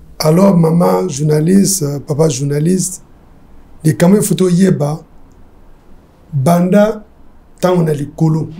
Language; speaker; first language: Lingala; native; Lingala